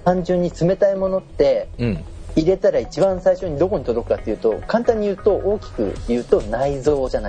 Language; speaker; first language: Japanese; native; Japanese